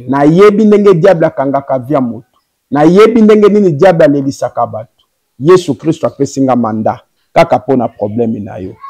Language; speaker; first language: Lingala; native; Lingala